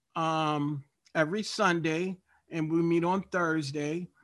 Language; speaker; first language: English; native; English